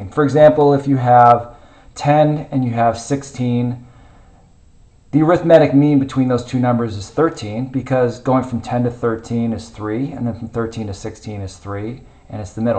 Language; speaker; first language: English; native; English